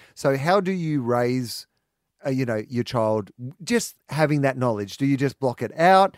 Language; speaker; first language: English; native; English